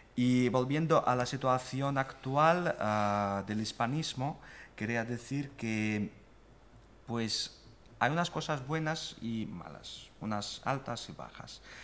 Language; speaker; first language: Spanish; non-native, fluent; Russian